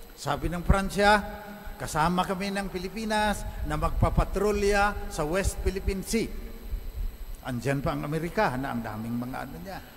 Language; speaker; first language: Filipino; non-native, local second language; Iloko